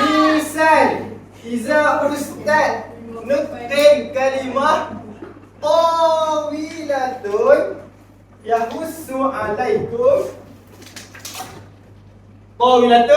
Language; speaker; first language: Arabic; non-native, learner; Malay